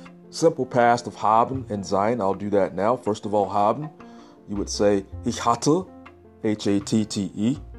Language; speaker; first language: English; native; English